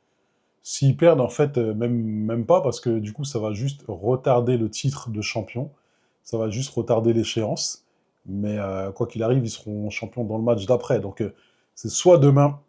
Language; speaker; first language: French; native; French